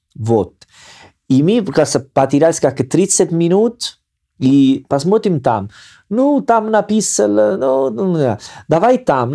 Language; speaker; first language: Russian; non-native, learner; Italian